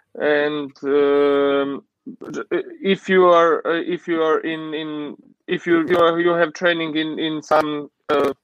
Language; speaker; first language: English; non-native, learner; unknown